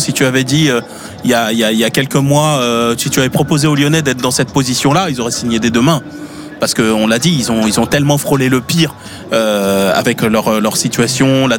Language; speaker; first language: French; native; French